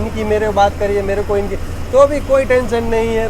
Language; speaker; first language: Hindi; non-native, local second language; Gujarati